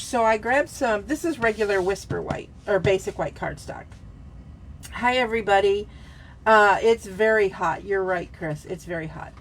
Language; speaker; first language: English; native; English